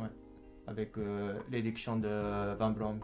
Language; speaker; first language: French; non-native, learner; Japanese